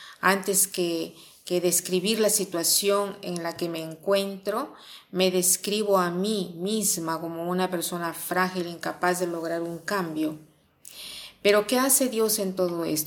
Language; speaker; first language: Spanish; non-native, fluent; Italian